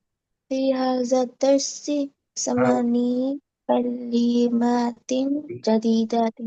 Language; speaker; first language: Arabic; non-native, learner; Bangla